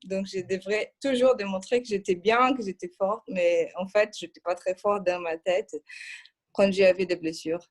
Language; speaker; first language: French; non-native, fluent; Portuguese